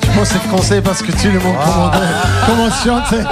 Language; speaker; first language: French; non-native, fluent; English